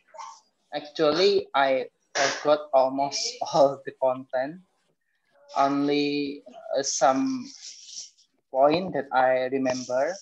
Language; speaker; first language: English; non-native, learner; Indonesian